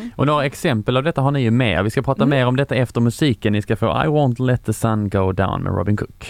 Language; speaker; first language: Swedish; native; Swedish